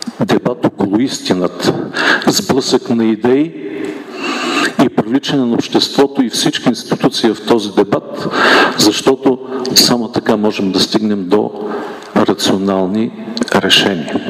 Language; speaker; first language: Bulgarian; native; Bulgarian